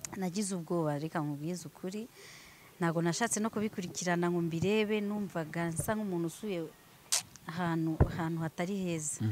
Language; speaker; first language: Kinyarwanda; early bilingual, heritage; Swahili